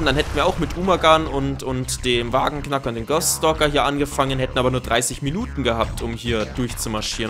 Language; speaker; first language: German; native; German